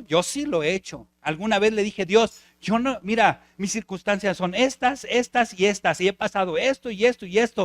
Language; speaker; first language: Spanish; native; Spanish